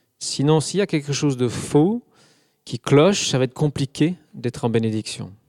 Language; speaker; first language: French; non-native, fluent; English